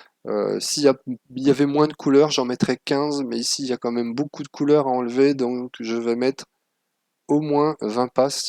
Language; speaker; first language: French; native; French